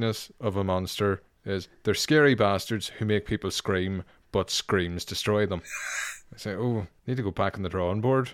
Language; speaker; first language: English; native; English